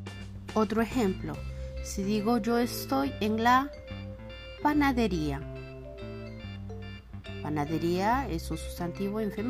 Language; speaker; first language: Spanish; non-native, fluent; French